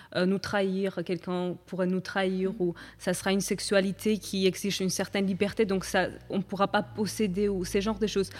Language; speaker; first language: French; non-native, fluent; Georgian